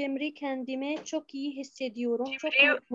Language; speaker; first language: Turkish; non-native, fluent; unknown